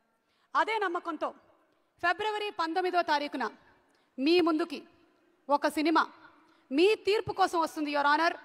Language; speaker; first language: Telugu; native; Telugu